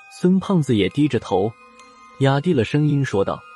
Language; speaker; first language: Chinese; native; Chinese